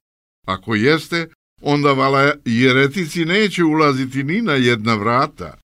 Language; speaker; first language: Serbian; native; Serbian